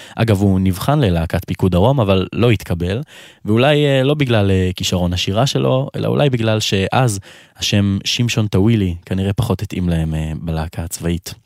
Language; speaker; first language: Hebrew; native; Hebrew